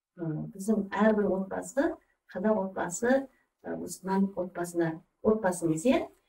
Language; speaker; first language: Kazakh; early bilingual, heritage; Kazakh